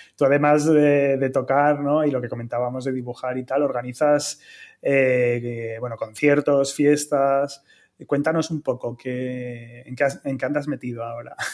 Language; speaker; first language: Spanish; native; Spanish